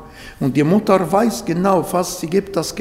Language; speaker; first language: German; non-native, learner; Arabic